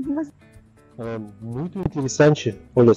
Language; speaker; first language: Portuguese; non-native, learner; Russian